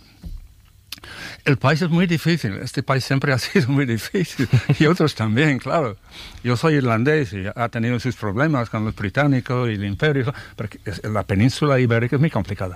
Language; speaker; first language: Spanish; non-native, fluent; English